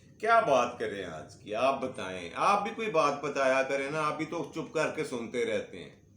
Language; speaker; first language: Urdu; non-native, local second language; Punjabi